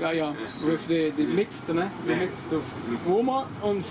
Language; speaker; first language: English; non-native, learner; Portuguese